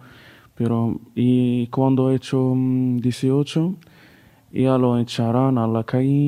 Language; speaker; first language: Spanish; non-native, learner; Arabic